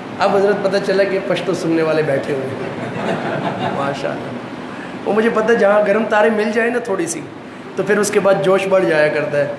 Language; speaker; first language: Urdu; non-native, local second language; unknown